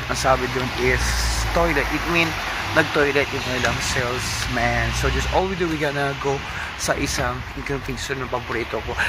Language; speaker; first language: Filipino; native; Filipino